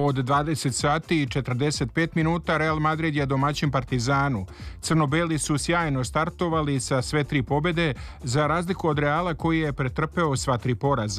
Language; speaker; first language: Serbian; native; Serbian